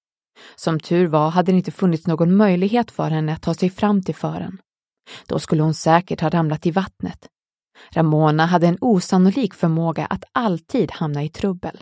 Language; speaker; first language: Swedish; native; Swedish